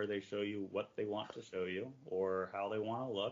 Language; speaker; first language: English; native; English